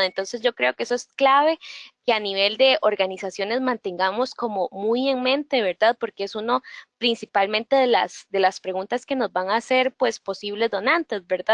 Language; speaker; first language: Spanish; native; Spanish